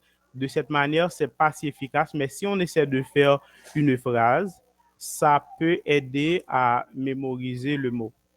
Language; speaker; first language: French; non-native, local second language; Haitian Creole